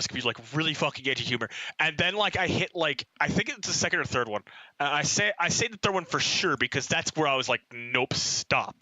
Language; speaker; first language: English; native; English